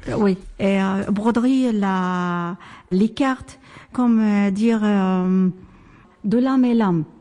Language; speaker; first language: French; non-native, learner; Arabic